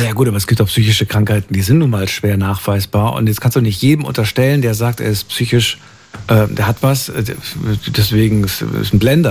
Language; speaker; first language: German; native; German